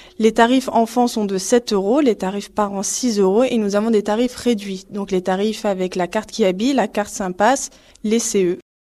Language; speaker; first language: French; native; French